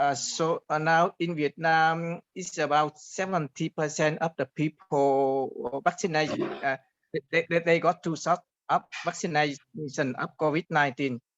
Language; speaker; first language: English; non-native, fluent; Vietnamese